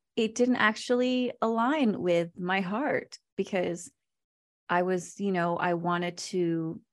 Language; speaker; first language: English; native; English